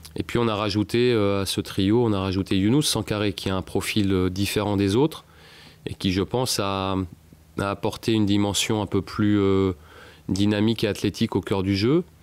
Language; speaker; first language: French; native; French